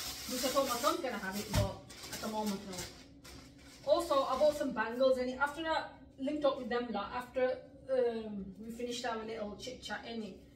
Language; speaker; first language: English; early bilingual, other home language; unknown